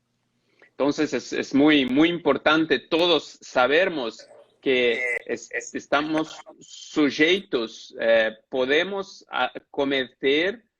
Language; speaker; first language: Spanish; non-native, fluent; Portuguese